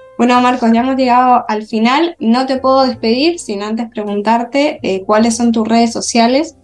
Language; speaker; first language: Spanish; native; Spanish